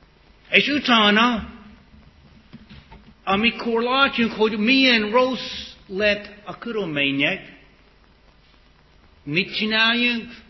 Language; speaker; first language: Hungarian; non-native, fluent; English